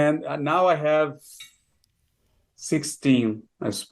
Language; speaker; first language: English; non-native, fluent; Portuguese